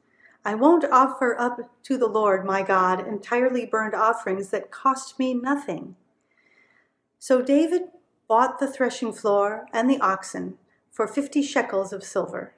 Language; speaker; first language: English; native; English